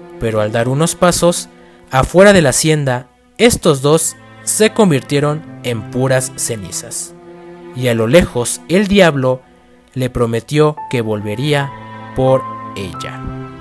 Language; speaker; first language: Spanish; native; Spanish